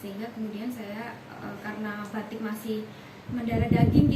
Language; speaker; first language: Indonesian; native; Indonesian